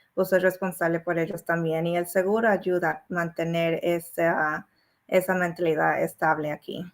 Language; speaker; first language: Spanish; early bilingual, heritage; Spanish